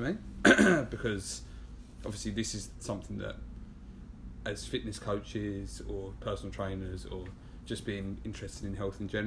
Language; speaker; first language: English; native; English